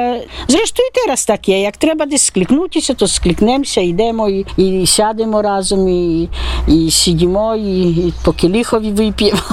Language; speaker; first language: Polish; non-native, local second language; Ukrainian